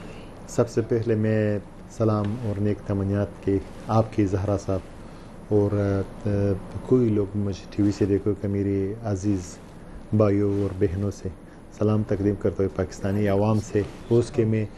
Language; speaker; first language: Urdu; non-native, learner; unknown